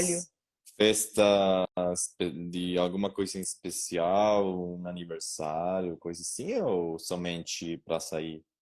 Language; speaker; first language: Portuguese; non-native, learner; Spanish